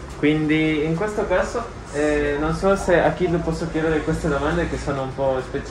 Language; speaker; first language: Italian; non-native, fluent; Spanish